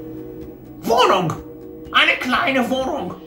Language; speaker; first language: German; non-native, fluent; Arabic